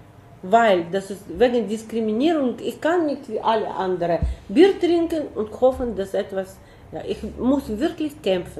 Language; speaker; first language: German; non-native, learner; Russian